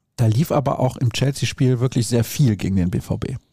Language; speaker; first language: German; native; German